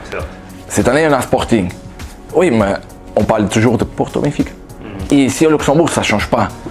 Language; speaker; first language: French; non-native, fluent; Portuguese